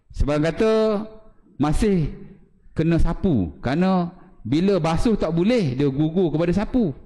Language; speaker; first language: Malay; native; Malay